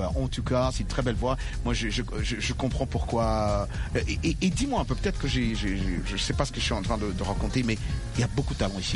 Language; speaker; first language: French; non-native, local second language; Lingala